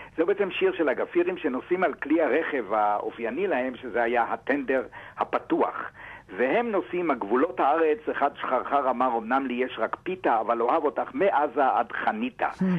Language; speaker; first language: Hebrew; native; Hebrew